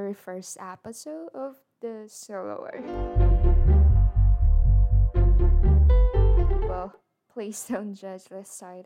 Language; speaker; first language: English; non-native, fluent; Chinese